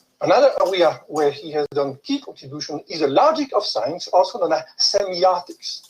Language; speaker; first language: English; non-native, fluent; French